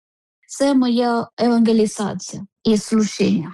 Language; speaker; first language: Ukrainian; non-native, learner; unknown